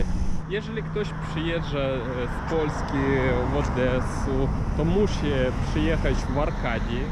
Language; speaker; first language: Polish; non-native, learner; Ukrainian